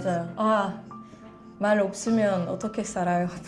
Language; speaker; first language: Korean; non-native, learner; French